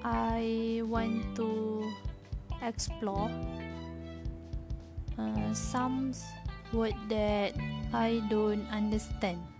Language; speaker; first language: English; non-native, learner; Malay